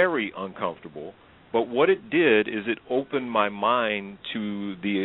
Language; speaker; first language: English; native; English